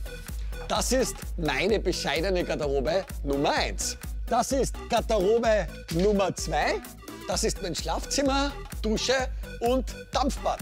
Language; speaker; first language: German; native; German